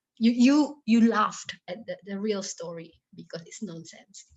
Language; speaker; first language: English; non-native, learner; Indonesian